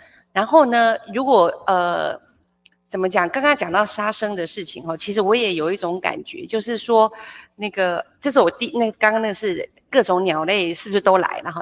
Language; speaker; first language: Chinese; native; Chinese